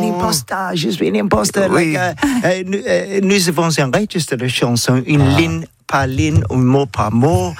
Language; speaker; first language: French; non-native, learner; English